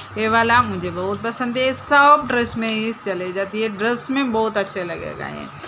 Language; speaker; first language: Hindi; non-native, local second language; Gujarati